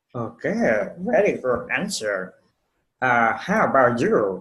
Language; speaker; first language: English; non-native, fluent; Vietnamese